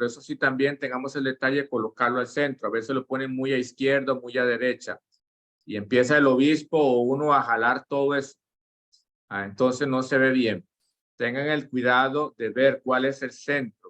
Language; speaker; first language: Spanish; native; Spanish